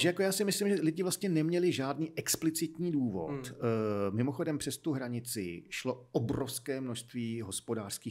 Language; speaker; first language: Czech; native; Czech